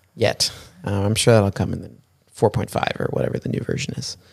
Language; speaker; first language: English; native; English